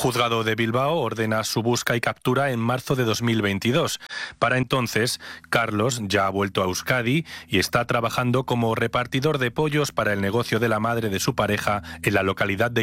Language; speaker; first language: Spanish; native; Spanish